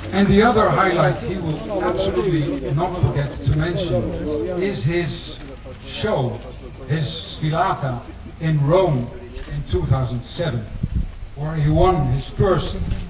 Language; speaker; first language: English; non-native, fluent; Dutch